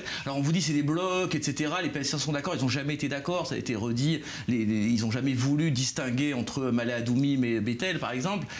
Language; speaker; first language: French; native; French